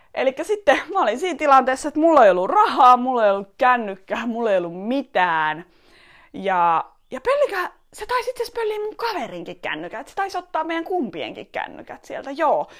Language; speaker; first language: Finnish; early bilingual, other home language; Estonian